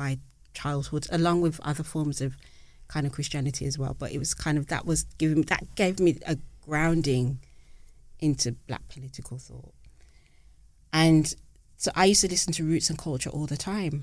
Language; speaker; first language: English; native; English